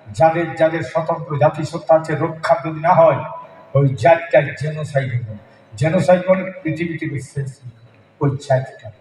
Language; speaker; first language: Bangla; non-native, local second language; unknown